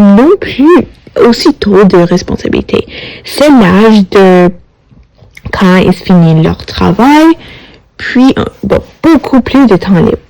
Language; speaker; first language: French; non-native, learner; English